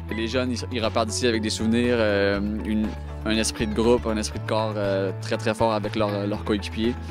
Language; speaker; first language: French; native; French